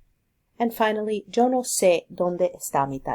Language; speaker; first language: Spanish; non-native, fluent; English